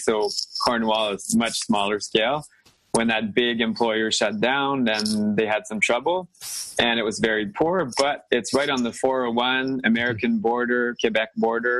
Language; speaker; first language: English; non-native, fluent; French